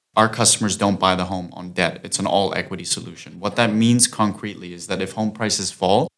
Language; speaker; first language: English; non-native, fluent; German